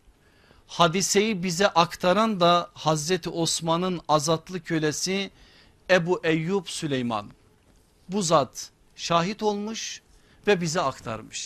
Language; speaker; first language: Turkish; native; Turkish